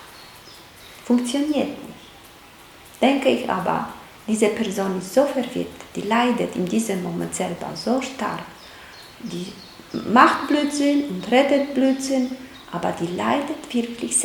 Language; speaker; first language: German; non-native, fluent; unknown